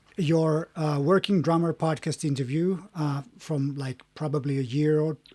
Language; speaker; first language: English; non-native, fluent; Finnish